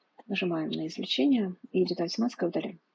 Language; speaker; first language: Russian; native; Russian